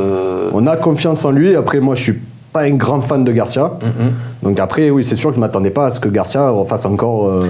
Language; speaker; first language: French; native; French